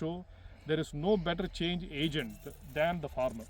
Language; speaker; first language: English; non-native, local second language; Telugu